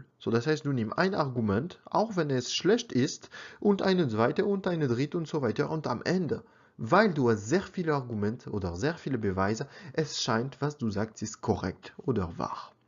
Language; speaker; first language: German; non-native, learner; French